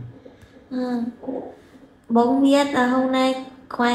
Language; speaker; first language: Vietnamese; non-native, learner; Indonesian